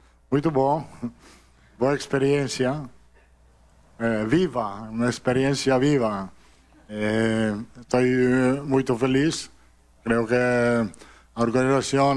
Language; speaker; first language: Portuguese; non-native, learner; Italian